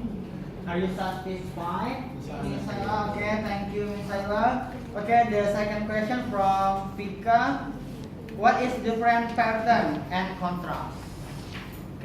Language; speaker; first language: English; non-native, learner; Indonesian